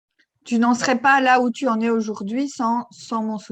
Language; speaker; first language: French; native; French